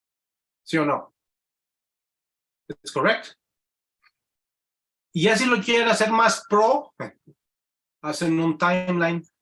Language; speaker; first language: Spanish; native; Spanish